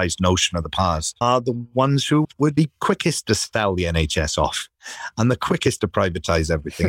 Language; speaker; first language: English; native; English